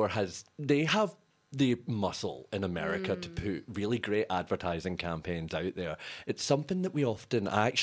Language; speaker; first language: English; native; English